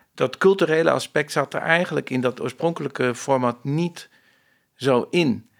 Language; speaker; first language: Dutch; native; Dutch